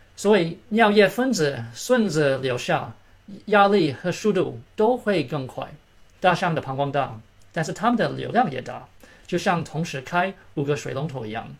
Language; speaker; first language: Chinese; early bilingual, heritage; Chinese